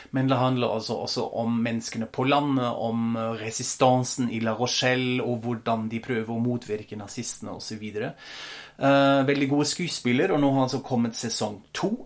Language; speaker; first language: Norwegian; non-native, fluent; German